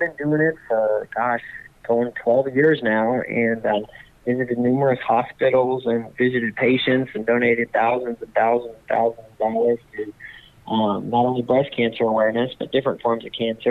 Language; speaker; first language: English; native; English